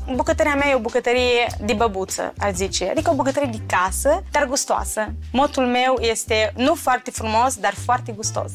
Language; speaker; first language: Romanian; early bilingual, heritage; Romanian